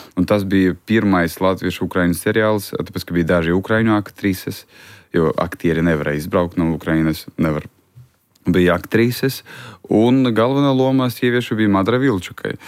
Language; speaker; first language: Latvian; non-native, local second language; Russian